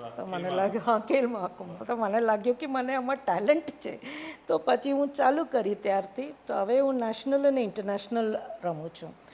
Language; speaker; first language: Gujarati; non-native, local second language; Tamil